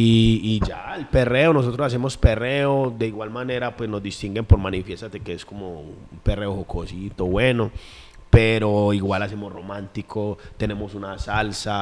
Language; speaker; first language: Spanish; native; Spanish